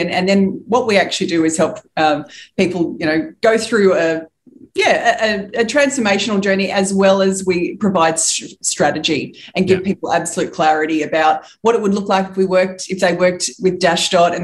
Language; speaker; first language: English; native; English